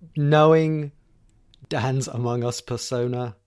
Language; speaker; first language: English; native; English